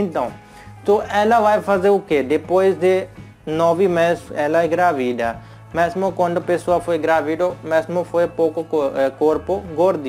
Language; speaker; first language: Portuguese; non-native, learner; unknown